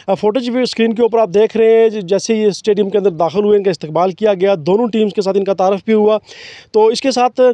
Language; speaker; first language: Urdu; non-native, local second language; Pahari-Potwari